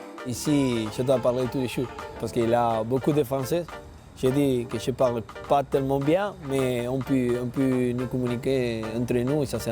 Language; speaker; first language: French; non-native, learner; Spanish